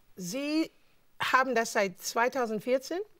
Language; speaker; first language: German; non-native, fluent; English